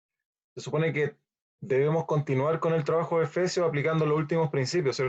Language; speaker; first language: Spanish; native; Spanish